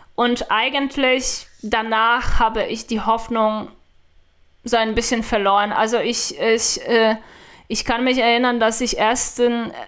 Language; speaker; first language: German; non-native, fluent; Polish